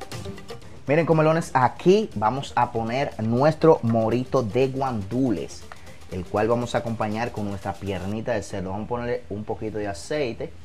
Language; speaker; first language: Spanish; native; Spanish